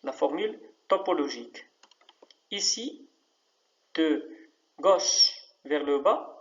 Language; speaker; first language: French; non-native, local second language; Arabic